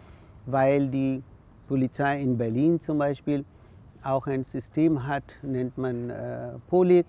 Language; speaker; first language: German; non-native, fluent; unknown